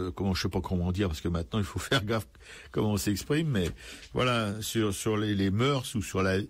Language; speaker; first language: French; native; French